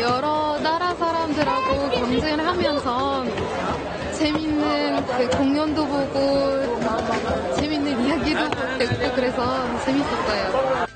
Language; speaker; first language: Korean; non-native, learner; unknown